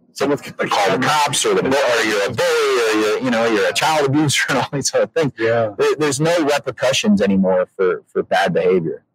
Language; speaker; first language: English; native; English